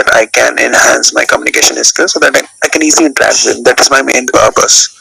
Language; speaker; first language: English; non-native, local second language; Hindi